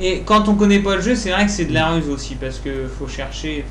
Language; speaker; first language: French; native; French